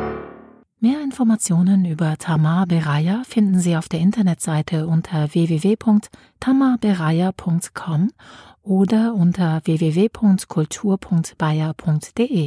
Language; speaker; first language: German; native; German